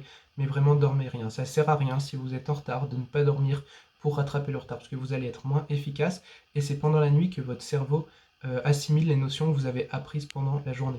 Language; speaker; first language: French; native; French